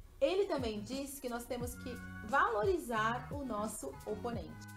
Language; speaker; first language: Portuguese; native; Portuguese